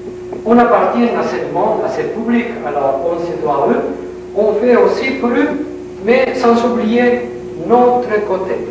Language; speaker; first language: French; non-native, learner; Spanish